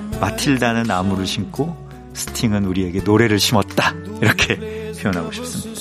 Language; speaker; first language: Korean; native; Korean